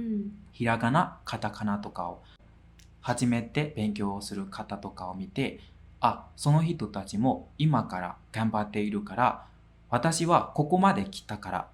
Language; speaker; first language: Japanese; non-native, fluent; Burmese